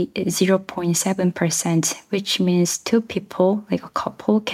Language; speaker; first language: English; non-native, fluent; Korean